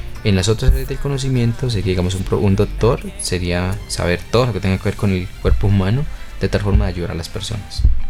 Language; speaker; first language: Spanish; native; Spanish